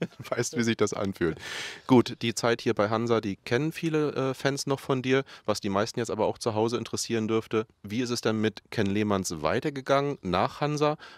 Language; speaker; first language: German; native; German